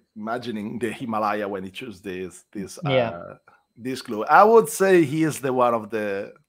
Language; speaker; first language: English; non-native, fluent; Italian